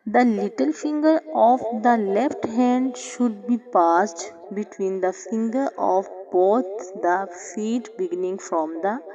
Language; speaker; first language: English; non-native, local second language; Urdu